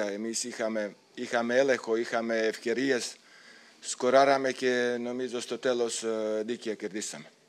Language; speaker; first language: Greek; non-native, fluent; Serbian